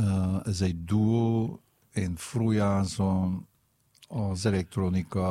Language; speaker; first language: Hungarian; non-native, fluent; French